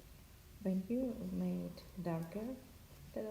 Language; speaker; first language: English; non-native, learner; Russian